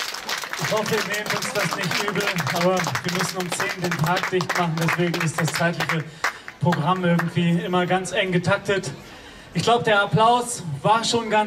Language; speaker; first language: German; native; German